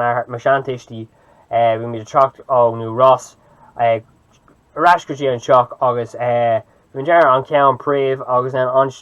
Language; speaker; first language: Irish; non-native, local second language; English